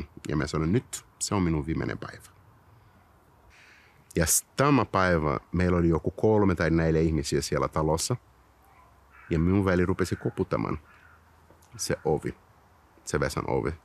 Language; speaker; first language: Finnish; non-native, fluent; Portuguese